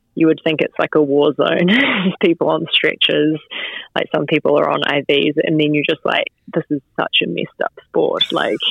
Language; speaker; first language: English; native; English